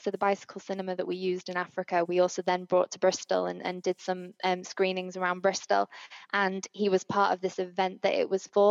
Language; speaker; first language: English; native; English